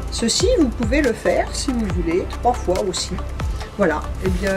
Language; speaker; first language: French; native; French